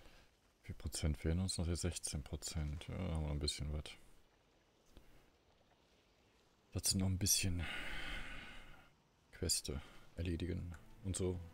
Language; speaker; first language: German; native; German